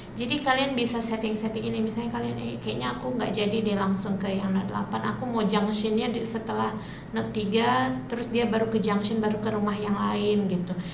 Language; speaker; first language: Indonesian; native; Indonesian